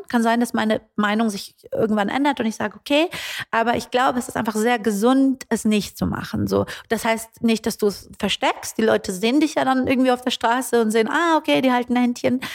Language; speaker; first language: German; early bilingual, other home language; Persian